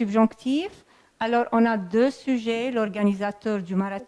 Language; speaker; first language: French; non-native, fluent; Arabic